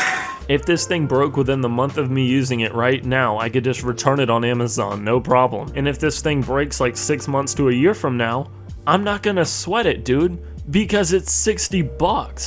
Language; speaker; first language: English; native; English